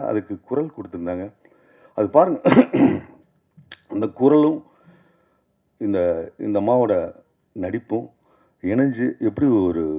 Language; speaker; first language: Tamil; native; Tamil